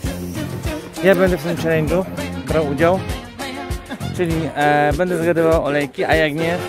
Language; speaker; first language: Polish; native; Polish